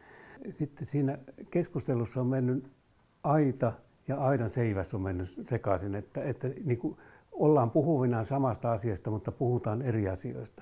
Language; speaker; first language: Finnish; native; Finnish